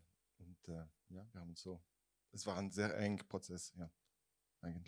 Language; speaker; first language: German; non-native, fluent; French